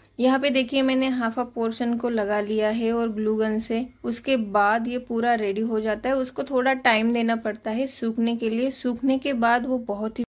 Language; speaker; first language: Hindi; non-native, local second language; Marathi